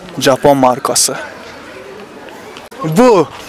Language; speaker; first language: Turkish; non-native, learner; Japanese